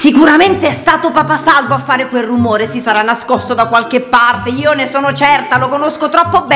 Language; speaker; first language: Italian; native; Italian